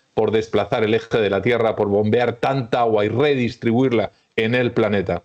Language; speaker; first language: Spanish; early bilingual, heritage; Spanish